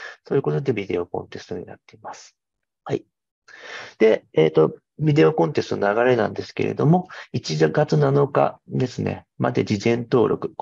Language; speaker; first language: Japanese; native; Japanese